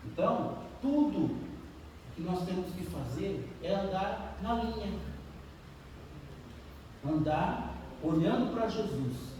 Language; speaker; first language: Portuguese; native; Portuguese